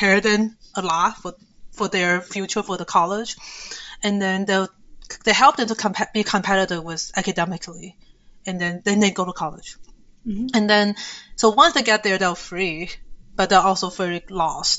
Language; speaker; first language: English; early bilingual, other home language; Chinese